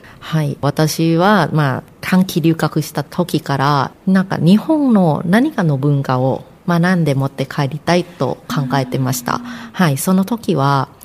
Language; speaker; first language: Japanese; non-native, fluent; Thai